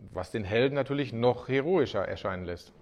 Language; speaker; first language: German; native; German